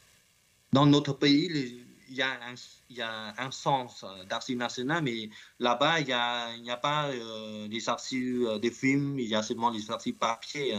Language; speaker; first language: French; non-native, learner; Khmer